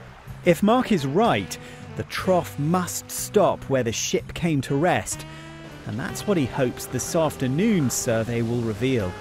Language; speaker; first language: English; native; English